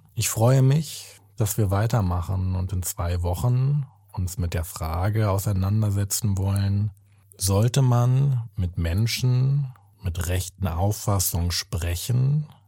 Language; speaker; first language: German; native; German